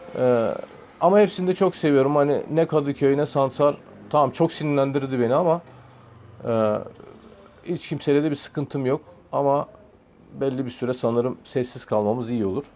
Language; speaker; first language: Turkish; early bilingual, heritage; Turkish